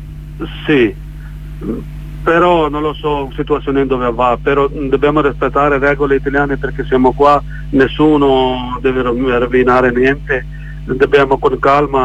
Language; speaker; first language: Italian; non-native, learner; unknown